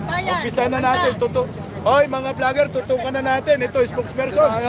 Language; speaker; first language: Filipino; native; Filipino